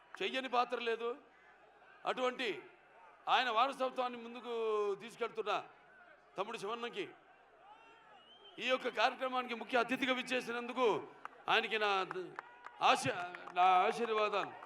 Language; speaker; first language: Telugu; native; Telugu